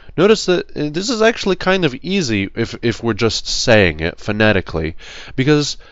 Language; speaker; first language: English; native; English